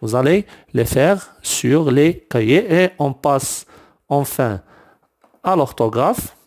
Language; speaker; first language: French; non-native, local second language; Arabic